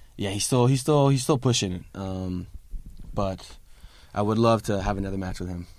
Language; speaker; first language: English; native; English